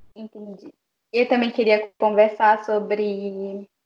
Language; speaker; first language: Portuguese; non-native, local second language; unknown